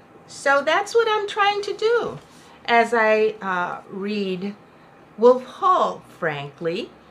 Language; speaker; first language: English; non-native, local second language; Spanish